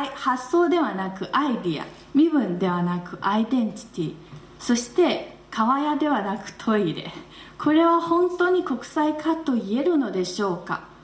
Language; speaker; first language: Japanese; non-native, fluent; Chinese